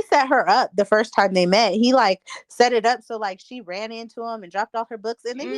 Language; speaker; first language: English; native; English